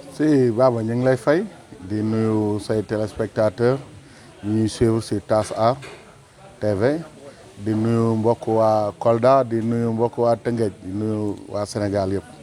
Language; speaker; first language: Wolof; native; Wolof